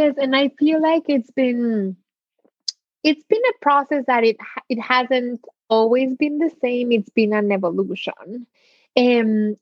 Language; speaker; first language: English; non-native, fluent; Spanish